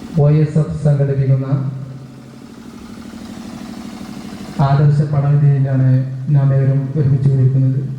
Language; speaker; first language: Malayalam; native; Malayalam